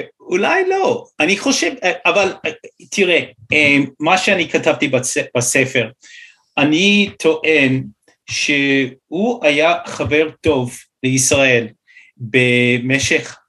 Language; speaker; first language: Hebrew; non-native, fluent; English